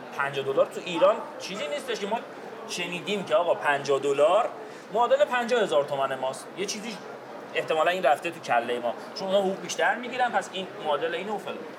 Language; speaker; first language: Persian; non-native, local second language; Azerbaijani